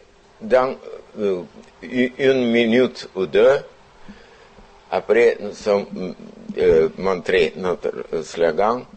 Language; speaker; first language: French; non-native, fluent; Russian